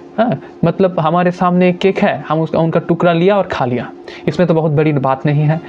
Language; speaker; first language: Hindi; non-native, local second language; Bangla